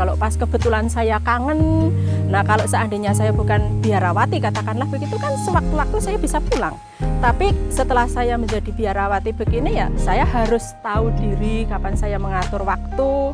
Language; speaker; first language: Indonesian; non-native, local second language; Javanese